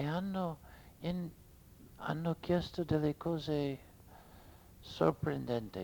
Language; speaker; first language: Italian; non-native, fluent; English